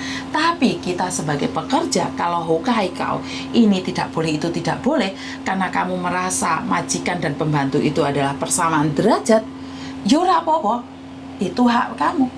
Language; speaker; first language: Indonesian; non-native, local second language; Javanese